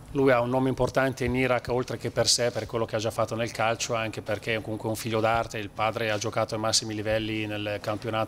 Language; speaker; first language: Italian; native; Italian